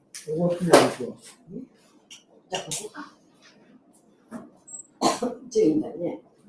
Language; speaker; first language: Japanese; native; Japanese